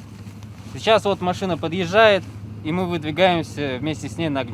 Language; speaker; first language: Russian; native; Russian